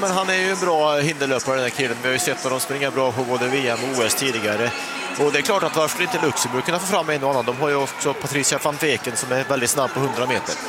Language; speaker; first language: Swedish; native; Swedish